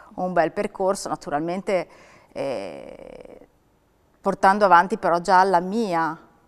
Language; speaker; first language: Italian; native; Italian